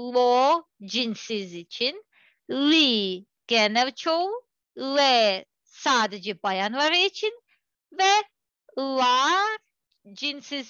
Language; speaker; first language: Turkish; non-native, learner; Serbian